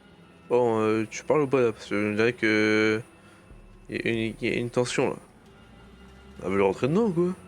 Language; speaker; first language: French; native; French